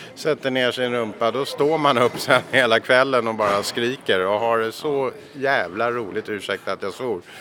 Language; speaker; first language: Swedish; non-native, fluent; English